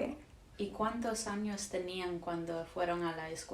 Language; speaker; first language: Spanish; early bilingual, heritage; English